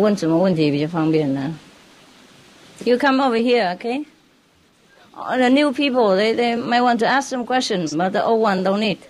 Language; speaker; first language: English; non-native, fluent; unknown